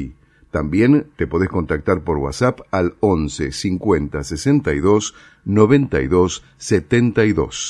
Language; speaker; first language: Spanish; native; Spanish